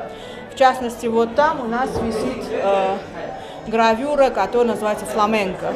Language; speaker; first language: Russian; native; Russian